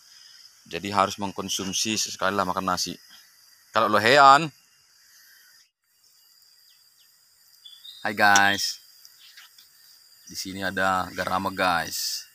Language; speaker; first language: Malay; non-native, local second language; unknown